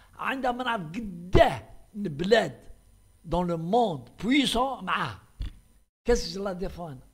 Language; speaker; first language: French; non-native, local second language; Arabic